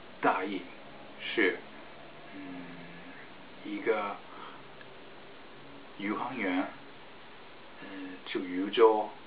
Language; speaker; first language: Chinese; non-native, fluent; Japanese